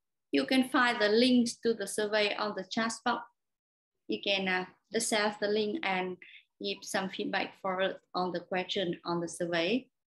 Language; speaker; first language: English; non-native, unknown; Vietnamese